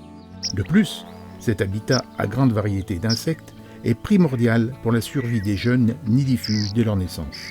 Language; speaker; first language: French; native; French